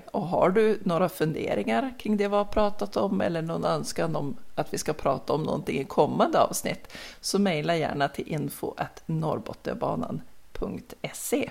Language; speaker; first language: Swedish; native; Swedish